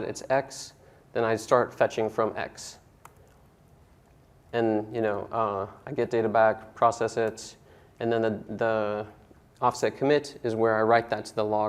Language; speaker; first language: English; native; English